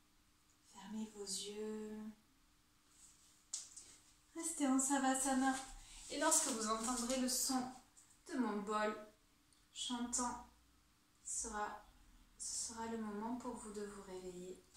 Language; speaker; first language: French; native; French